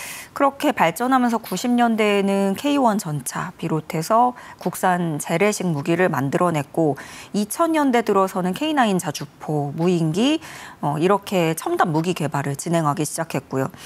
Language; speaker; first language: Korean; native; Korean